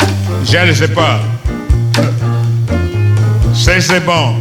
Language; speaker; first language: French; non-native, learner; English